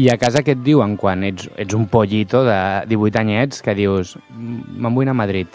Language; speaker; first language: Catalan; native; Catalan